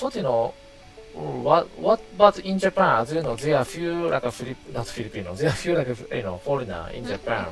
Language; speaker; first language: English; non-native, learner; Japanese